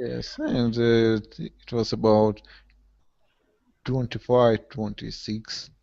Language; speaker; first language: English; non-native, learner; Russian